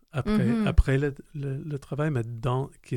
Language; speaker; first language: French; non-native, fluent; English